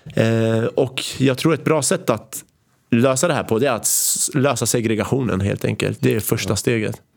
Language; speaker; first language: Swedish; early bilingual, other home language; Arabic